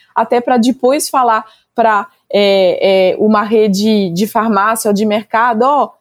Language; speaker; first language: Portuguese; non-native, fluent; French